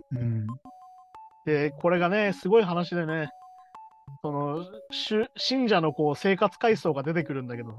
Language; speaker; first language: Japanese; native; Japanese